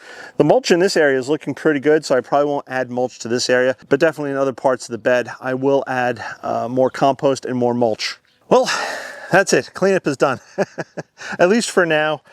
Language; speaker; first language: English; native; English